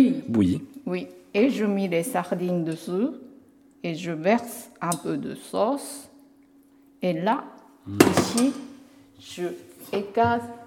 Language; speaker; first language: French; non-native, learner; Japanese